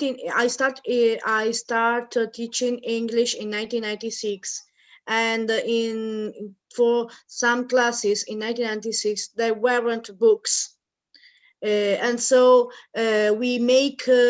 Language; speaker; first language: English; non-native, learner; Italian